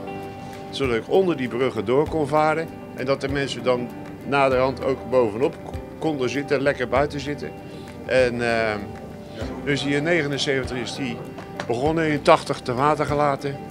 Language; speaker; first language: Dutch; native; Dutch